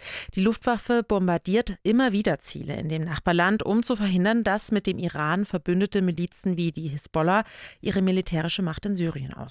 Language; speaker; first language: German; native; German